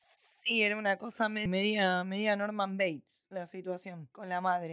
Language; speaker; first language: Spanish; native; Spanish